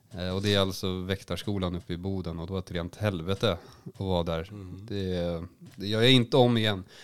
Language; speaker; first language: Swedish; native; Swedish